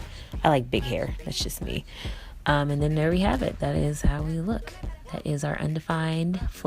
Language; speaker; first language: English; native; English